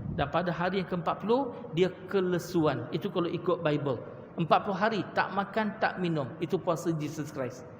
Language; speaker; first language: Malay; non-native, local second language; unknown